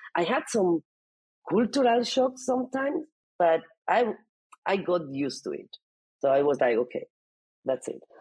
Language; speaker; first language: English; non-native, fluent; Spanish